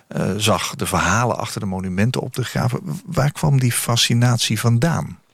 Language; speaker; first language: Dutch; native; Dutch